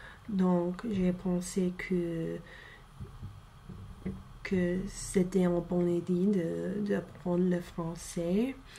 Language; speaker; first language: French; non-native, fluent; English